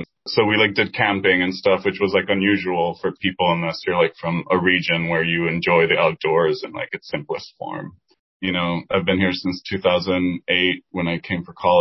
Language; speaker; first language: English; non-native, fluent; Spanish